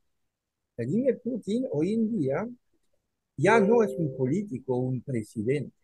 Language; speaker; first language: Spanish; non-native, fluent; French